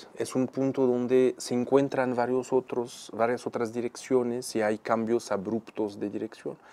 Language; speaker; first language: Spanish; non-native, fluent; Arabic